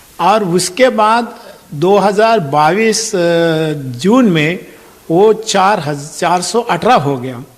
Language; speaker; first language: Hindi; non-native, local second language; Marathi